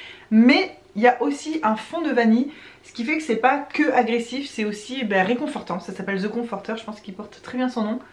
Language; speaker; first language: French; native; French